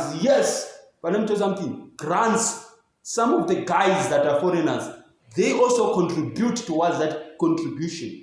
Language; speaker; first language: English; non-native, local second language; Zulu